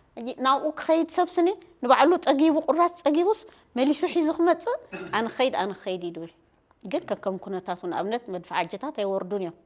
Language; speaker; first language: Tigrinya; native; Tigrinya